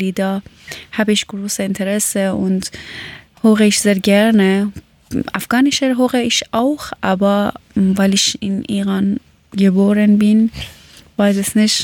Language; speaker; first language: German; non-native, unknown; Persian